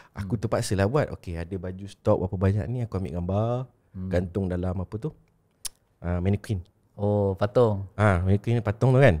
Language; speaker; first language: Malay; native; Malay